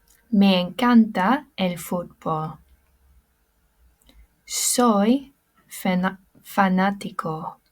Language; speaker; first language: Spanish; non-native, fluent; English